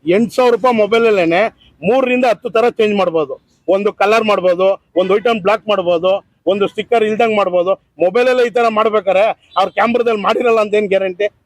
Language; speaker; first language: Kannada; native; Kannada